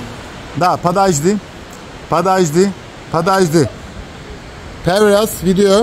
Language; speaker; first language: Russian; non-native, learner; Turkish